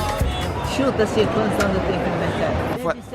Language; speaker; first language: Portuguese; native; Portuguese